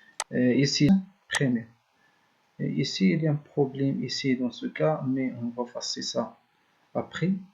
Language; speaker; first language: French; non-native, learner; Arabic